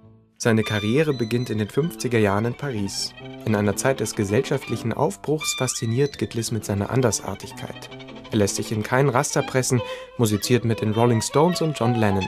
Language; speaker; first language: German; native; German